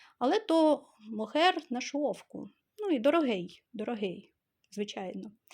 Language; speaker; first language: Ukrainian; non-native, local second language; Russian